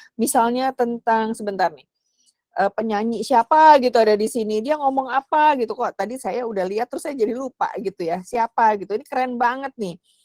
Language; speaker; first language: Indonesian; native; Indonesian